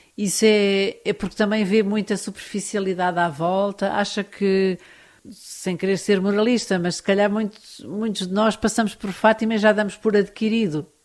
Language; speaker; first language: Portuguese; native; Portuguese